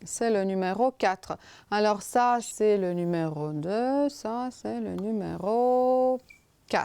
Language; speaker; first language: French; non-native, fluent; Romanian